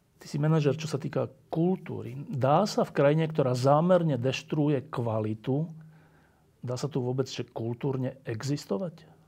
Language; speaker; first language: Slovak; native; Slovak